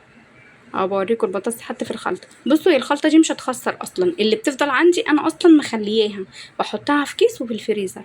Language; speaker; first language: Arabic; native; Arabic